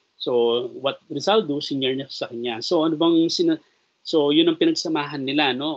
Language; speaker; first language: Filipino; native; Filipino